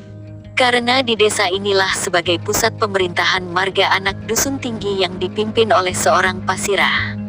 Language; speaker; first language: Indonesian; native; Indonesian